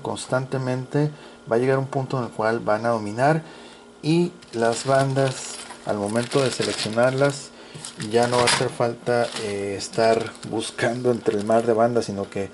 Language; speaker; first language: Spanish; native; Spanish